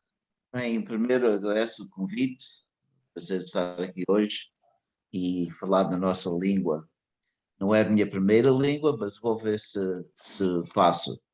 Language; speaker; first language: Portuguese; early bilingual, heritage; English